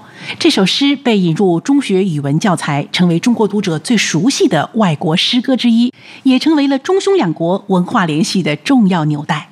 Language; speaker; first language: Chinese; native; Chinese